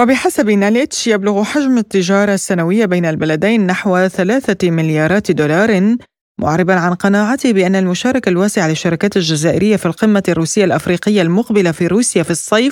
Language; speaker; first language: Arabic; native; Arabic